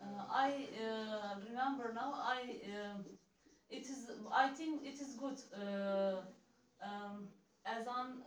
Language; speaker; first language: English; non-native, learner; Turkish